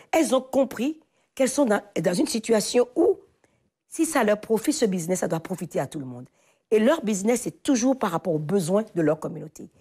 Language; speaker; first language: French; non-native, local second language; Fon